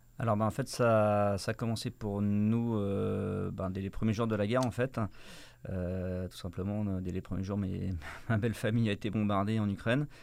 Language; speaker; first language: French; native; French